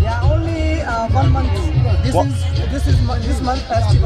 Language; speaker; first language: English; non-native, learner; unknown